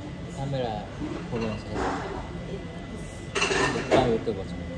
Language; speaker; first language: Korean; non-native, learner; Japanese